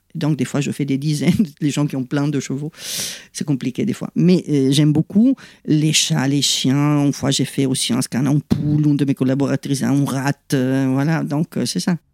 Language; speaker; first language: French; non-native, fluent; Italian